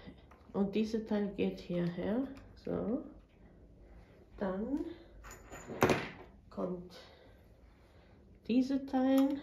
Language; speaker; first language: German; non-native, fluent; Bosnian